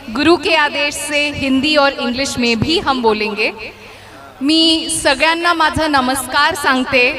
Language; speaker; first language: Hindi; non-native, local second language; Bangla